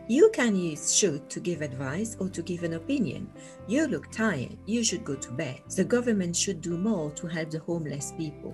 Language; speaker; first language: English; non-native, fluent; French